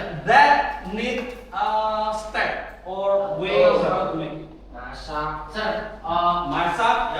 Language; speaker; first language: English; non-native, fluent; Indonesian